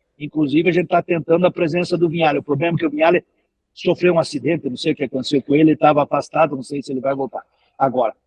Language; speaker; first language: Portuguese; native; Portuguese